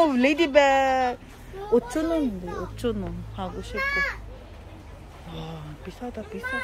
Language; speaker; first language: Korean; non-native, learner; Filipino